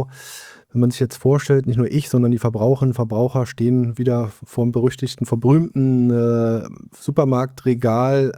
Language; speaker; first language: German; native; German